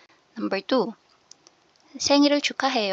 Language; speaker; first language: Korean; non-native, learner; Filipino